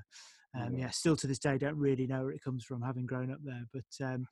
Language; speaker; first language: English; native; English